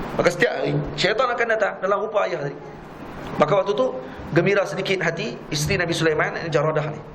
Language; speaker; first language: Malay; native; Malay